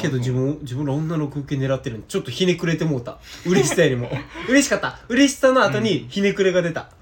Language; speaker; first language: Japanese; native; Japanese